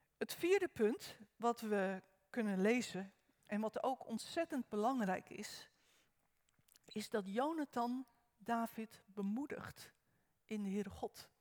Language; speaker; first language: Dutch; native; Dutch